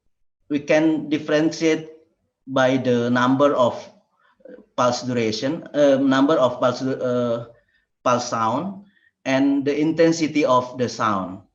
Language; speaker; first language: English; non-native, learner; Indonesian